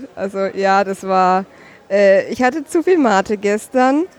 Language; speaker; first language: German; native; German